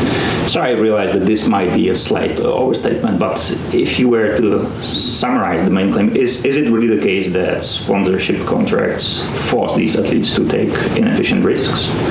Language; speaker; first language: English; non-native, fluent; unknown